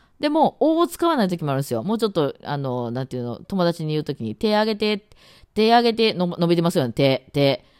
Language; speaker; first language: Japanese; native; Japanese